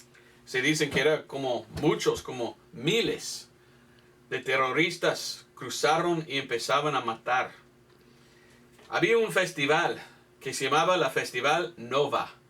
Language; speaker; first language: Spanish; non-native, fluent; English